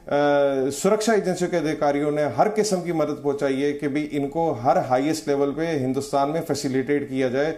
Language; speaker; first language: Hindi; native; Hindi